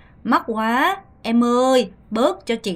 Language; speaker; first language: Vietnamese; non-native, fluent; Korean